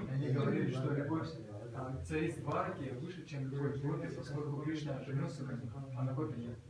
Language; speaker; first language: Russian; native; Russian